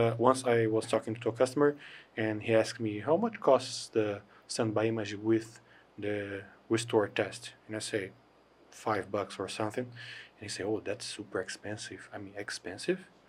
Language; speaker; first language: English; non-native, fluent; Portuguese